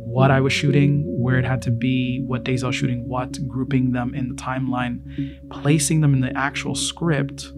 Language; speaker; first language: English; native; English